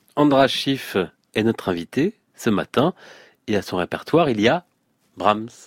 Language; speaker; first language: French; native; French